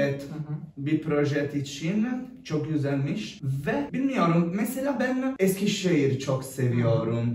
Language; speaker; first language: Turkish; non-native, learner; Italian